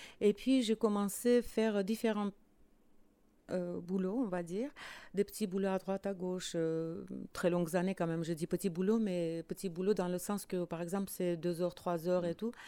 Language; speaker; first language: French; non-native, fluent; Armenian